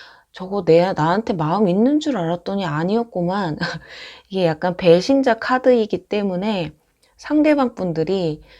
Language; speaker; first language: Korean; native; Korean